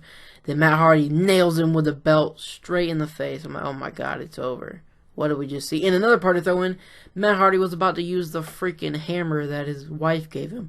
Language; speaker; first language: English; native; English